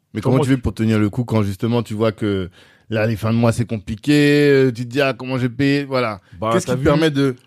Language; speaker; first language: French; native; French